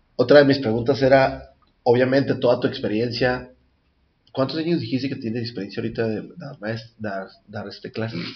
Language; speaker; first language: Spanish; native; Spanish